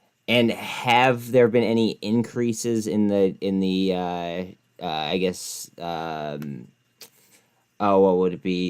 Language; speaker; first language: English; native; English